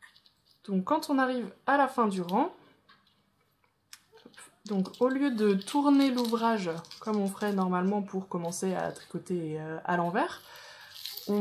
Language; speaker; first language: French; native; French